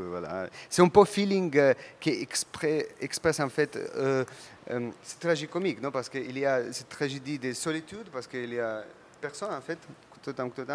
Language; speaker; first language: French; non-native, learner; Russian